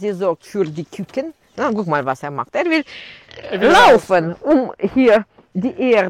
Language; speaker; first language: German; non-native, fluent; Russian